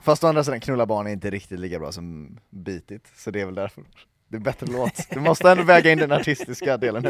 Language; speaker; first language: Swedish; native; Swedish